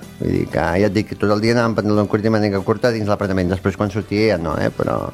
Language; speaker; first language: Catalan; native; Catalan